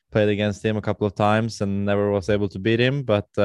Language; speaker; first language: English; non-native, fluent; Norwegian